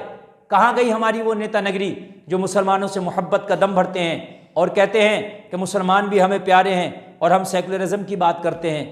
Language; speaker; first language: Urdu; native; Urdu